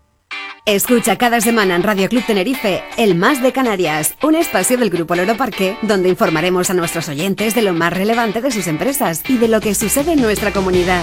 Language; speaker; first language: Spanish; native; Spanish